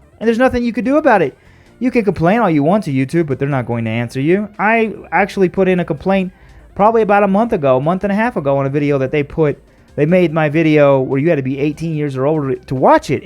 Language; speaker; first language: English; native; English